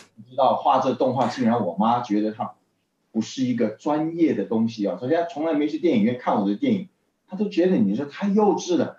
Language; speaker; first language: Chinese; native; Chinese